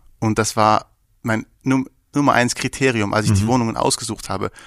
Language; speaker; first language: German; early bilingual, other home language; Persian